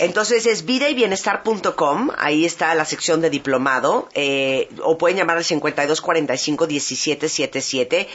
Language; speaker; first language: Spanish; native; Spanish